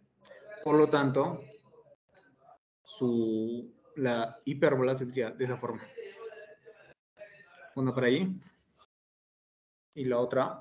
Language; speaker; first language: Spanish; native; Spanish